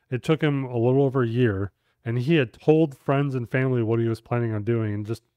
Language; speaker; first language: English; native; English